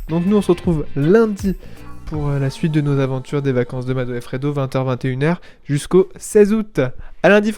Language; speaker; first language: French; native; French